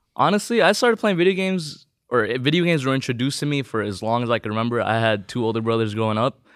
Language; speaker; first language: English; early bilingual, other home language; Filipino